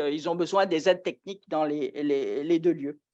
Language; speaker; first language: French; native; French